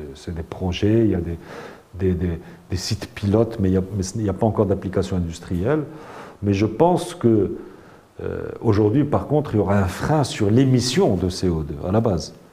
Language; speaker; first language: French; non-native, local second language; Arabic